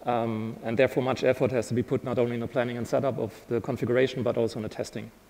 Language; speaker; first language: English; non-native, fluent; German